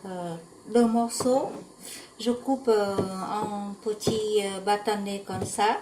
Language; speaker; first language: French; non-native, learner; Vietnamese